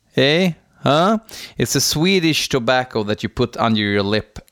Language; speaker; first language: English; non-native, fluent; Swedish